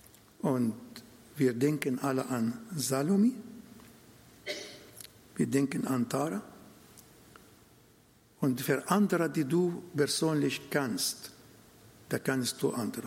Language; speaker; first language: German; non-native, fluent; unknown